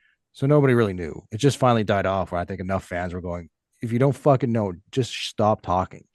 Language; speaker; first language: English; native; English